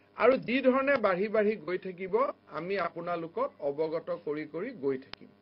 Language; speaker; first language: Assamese; native; Assamese